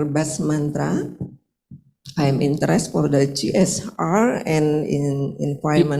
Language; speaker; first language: English; non-native, learner; Indonesian